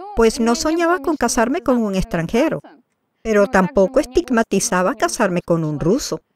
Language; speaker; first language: Spanish; non-native, fluent; Russian